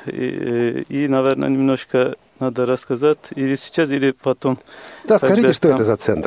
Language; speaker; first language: Russian; non-native, fluent; Turkish